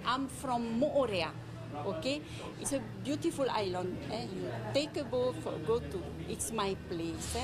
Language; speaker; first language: English; non-native, learner; French